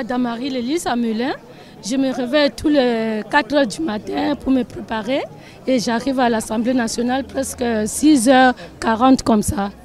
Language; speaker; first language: French; native; French